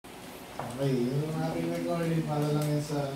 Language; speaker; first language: Filipino; native; Filipino